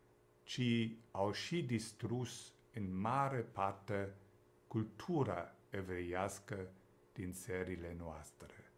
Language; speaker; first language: Romanian; non-native, fluent; German